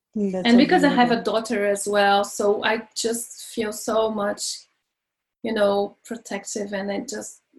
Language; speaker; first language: English; non-native, learner; Portuguese